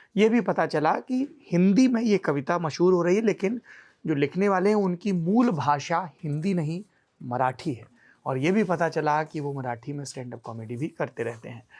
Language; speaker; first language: Hindi; native; Hindi